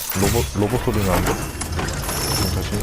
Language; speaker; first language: Korean; native; Korean